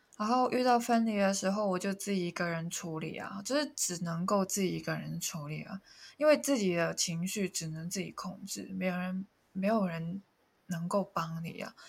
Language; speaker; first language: Chinese; non-native, local second language; Cantonese